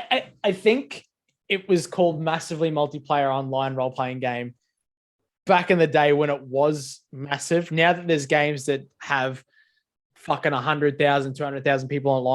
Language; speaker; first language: English; native; English